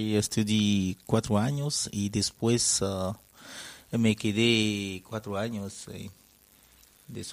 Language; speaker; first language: Spanish; non-native, fluent; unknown